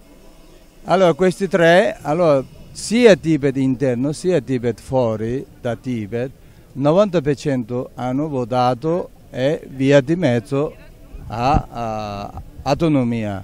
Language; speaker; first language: Italian; non-native, learner; Tibetan